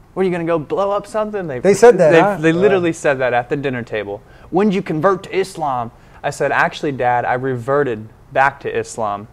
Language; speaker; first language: English; native; English